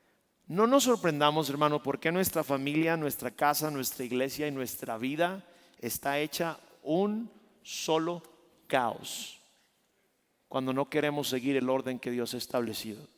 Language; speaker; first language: Spanish; native; Spanish